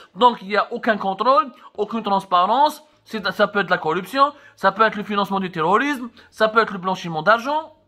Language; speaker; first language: French; non-native, local second language; Arabic